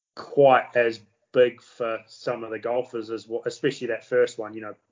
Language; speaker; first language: English; native; English